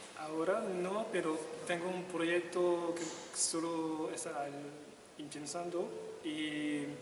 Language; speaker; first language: Spanish; non-native, learner; French